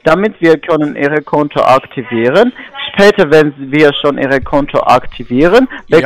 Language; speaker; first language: German; non-native, learner; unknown